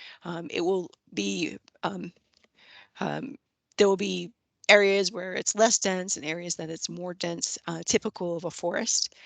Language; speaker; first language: English; native; English